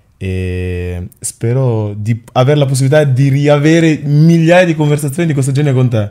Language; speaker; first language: Italian; early bilingual, other home language; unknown